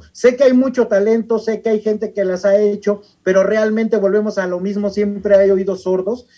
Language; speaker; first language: Spanish; native; Spanish